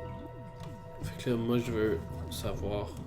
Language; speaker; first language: French; native; French